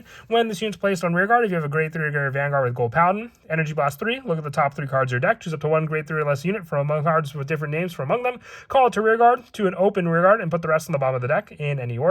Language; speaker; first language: English; native; English